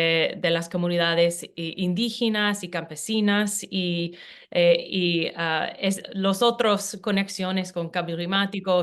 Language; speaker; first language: Spanish; non-native, fluent; English